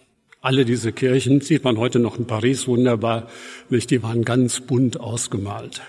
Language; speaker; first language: German; native; German